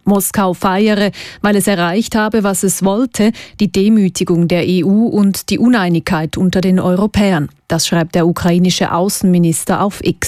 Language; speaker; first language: German; native; German